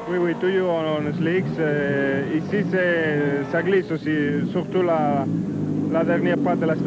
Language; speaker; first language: French; non-native, fluent; Spanish